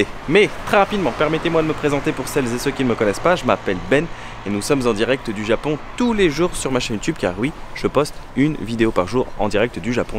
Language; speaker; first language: French; native; French